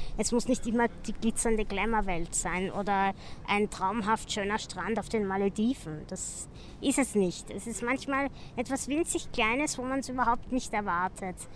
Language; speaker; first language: German; native; German